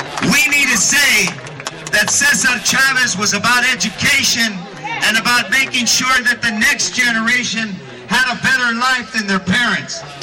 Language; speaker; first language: English; early bilingual, other home language; Spanish